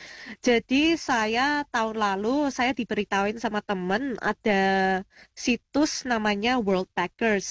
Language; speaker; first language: Indonesian; early bilingual, heritage; Indonesian